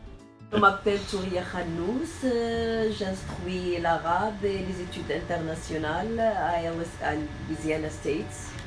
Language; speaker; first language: French; non-native, local second language; Arabic